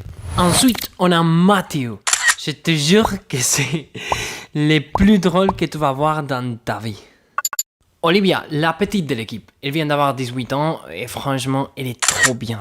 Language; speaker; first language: French; non-native, fluent; Spanish